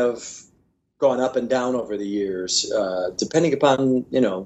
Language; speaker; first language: English; native; English